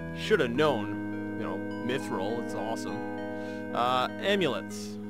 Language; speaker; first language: English; native; English